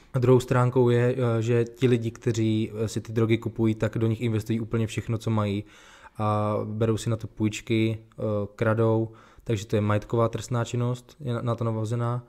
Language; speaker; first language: Czech; native; Czech